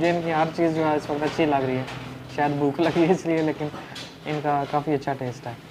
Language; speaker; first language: Urdu; non-native, local second language; Punjabi